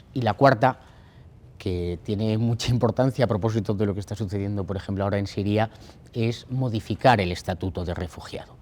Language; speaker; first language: Spanish; native; Spanish